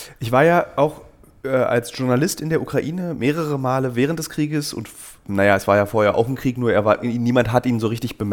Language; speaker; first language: German; native; German